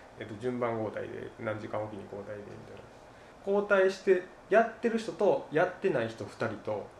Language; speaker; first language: Japanese; native; Japanese